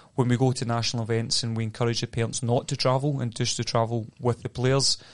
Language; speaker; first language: English; native; English